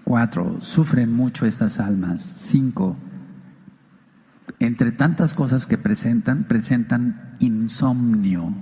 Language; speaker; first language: Spanish; native; Spanish